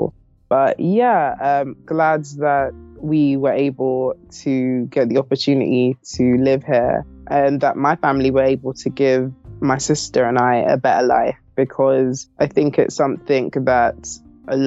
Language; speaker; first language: English; native; English